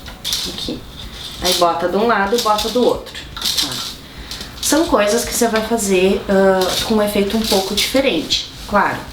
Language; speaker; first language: Portuguese; native; Portuguese